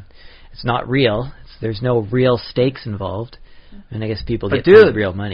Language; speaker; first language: English; native; English